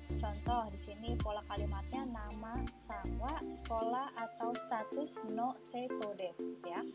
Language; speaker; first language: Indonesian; native; Indonesian